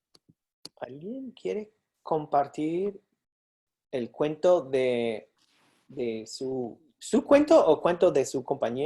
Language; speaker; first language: Spanish; non-native, fluent; English